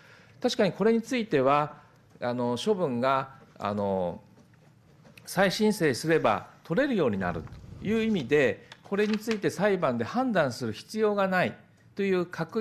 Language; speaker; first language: Japanese; native; Japanese